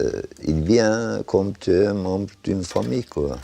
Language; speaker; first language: French; non-native, learner; Turkish